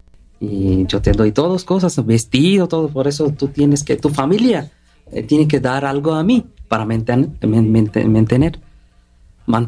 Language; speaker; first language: Spanish; non-native, learner; Bangla